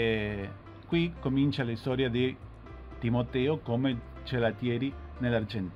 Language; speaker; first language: Italian; non-native, fluent; Spanish